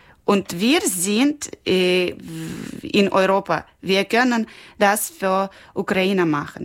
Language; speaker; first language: German; non-native, learner; Ukrainian